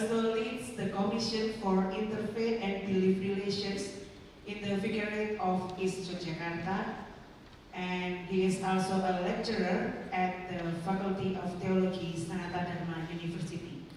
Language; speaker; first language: English; non-native, learner; Indonesian